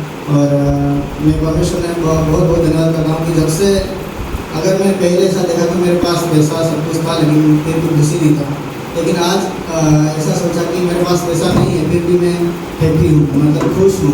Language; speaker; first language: Hindi; non-native, local second language; Gujarati